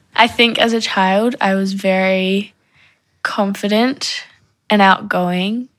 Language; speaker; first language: English; native; English